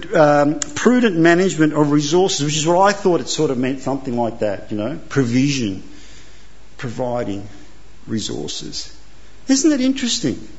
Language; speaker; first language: English; native; English